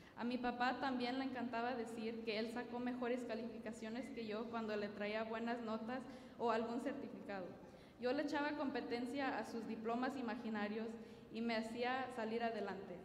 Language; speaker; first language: Spanish; early bilingual, heritage; Spanish